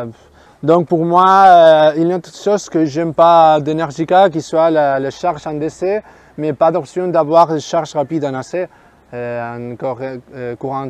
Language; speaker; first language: French; non-native, fluent; Spanish